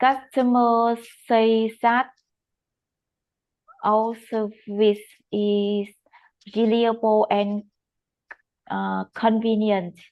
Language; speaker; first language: English; non-native, learner; Vietnamese